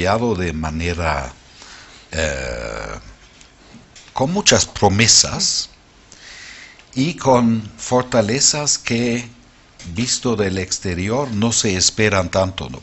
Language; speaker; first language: Spanish; non-native, fluent; German